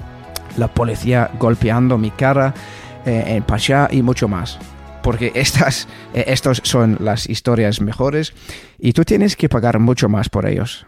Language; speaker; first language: Spanish; non-native, fluent; English